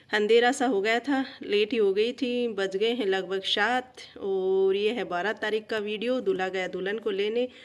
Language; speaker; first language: Hindi; native; Hindi